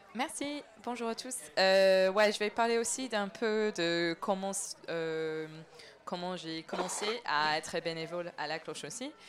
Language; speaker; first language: French; non-native, fluent; English